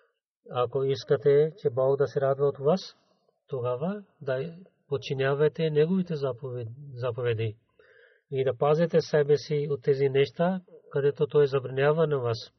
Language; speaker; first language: Bulgarian; non-native, learner; Urdu